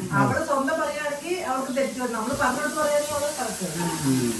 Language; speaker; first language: Malayalam; native; Malayalam